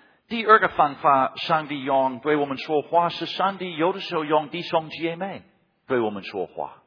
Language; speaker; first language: Chinese; non-native, fluent; English